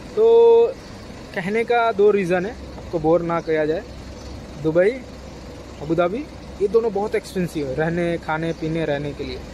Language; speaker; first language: Hindi; non-native, local second language; Gujarati